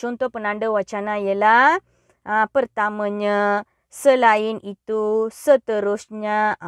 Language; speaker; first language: Malay; non-native, local second language; Tamil